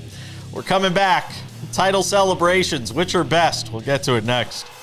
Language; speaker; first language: English; native; English